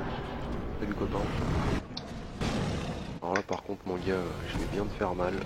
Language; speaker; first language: French; native; French